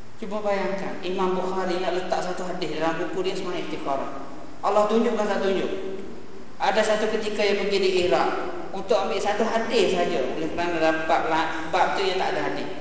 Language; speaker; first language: Malay; early bilingual, heritage; Arabic